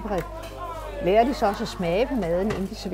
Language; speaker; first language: Danish; native; Danish